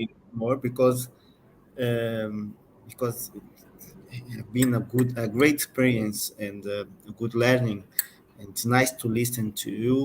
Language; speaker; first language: English; non-native, learner; Portuguese